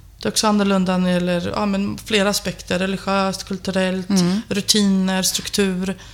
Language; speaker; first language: Swedish; early bilingual, other home language; Albanian